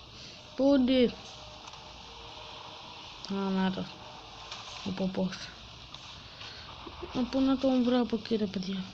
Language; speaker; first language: Greek; native; Greek